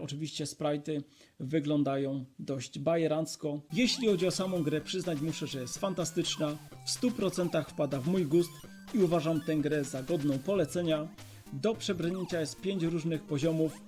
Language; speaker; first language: Polish; native; Polish